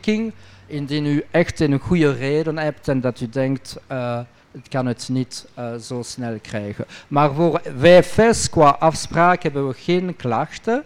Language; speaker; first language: Dutch; non-native, local second language; French